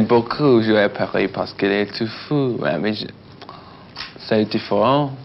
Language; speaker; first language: French; non-native, learner; English